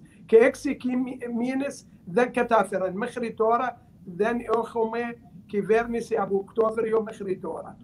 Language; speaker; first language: Greek; non-native, learner; Arabic